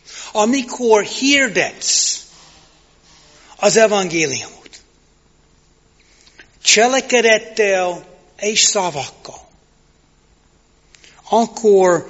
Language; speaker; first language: Hungarian; non-native, fluent; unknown